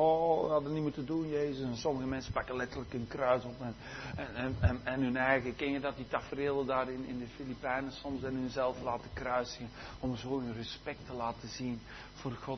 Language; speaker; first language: Dutch; native; Dutch